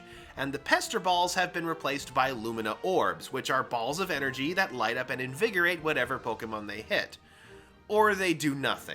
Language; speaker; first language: English; native; English